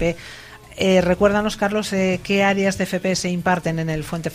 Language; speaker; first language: Spanish; native; Spanish